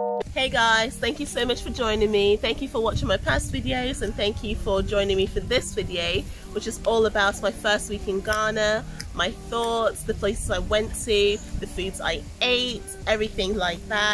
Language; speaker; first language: English; non-native, local second language; Akan